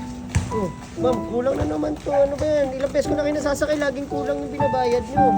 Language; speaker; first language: Filipino; native; Filipino